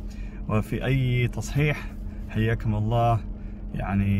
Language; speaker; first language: Arabic; non-native, learner; English